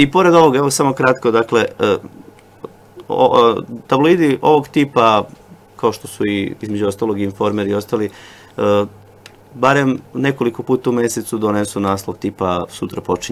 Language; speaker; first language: Serbian; native; Serbian